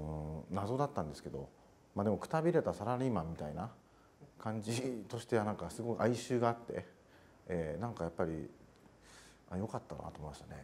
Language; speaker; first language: Japanese; native; Japanese